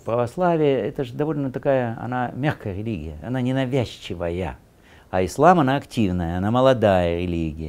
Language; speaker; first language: Russian; native; Russian